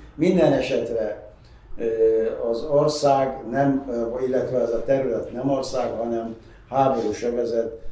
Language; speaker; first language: Hungarian; non-native, fluent; Arabic